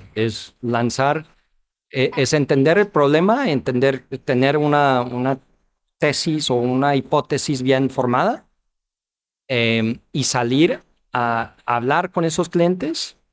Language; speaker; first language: Spanish; non-native, fluent; English